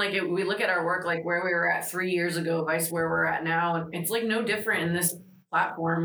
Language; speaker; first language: English; early bilingual, other home language; Greek